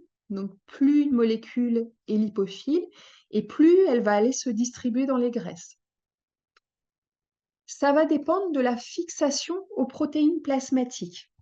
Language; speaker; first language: French; native; French